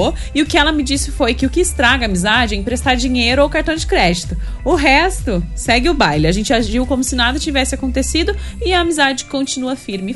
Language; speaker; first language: Portuguese; native; Portuguese